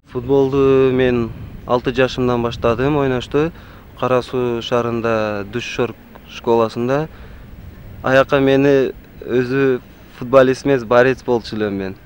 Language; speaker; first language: Kyrgyz; non-native, local second language; Tajik